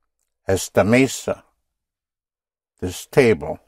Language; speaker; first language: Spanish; non-native, fluent; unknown